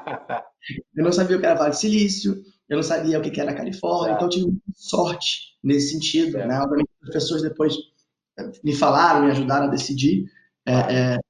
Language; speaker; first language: Portuguese; native; Portuguese